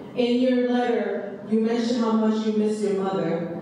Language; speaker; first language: English; native; English